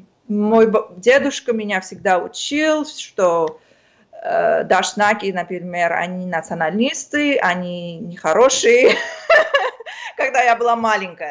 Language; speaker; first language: Russian; early bilingual, other home language; Armenian